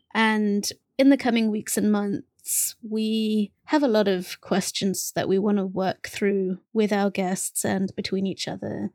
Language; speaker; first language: English; early bilingual, other home language; Bangla